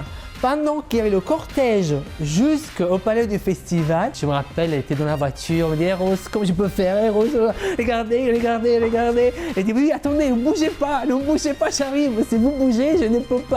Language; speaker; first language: French; non-native, fluent; Italian